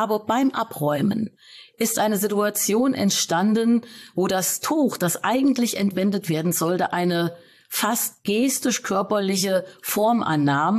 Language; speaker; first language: German; native; German